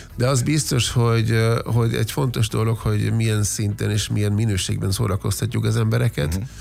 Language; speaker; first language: Hungarian; non-native, fluent; German